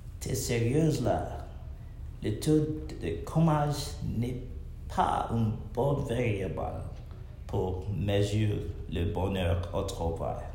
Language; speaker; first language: French; non-native, learner; English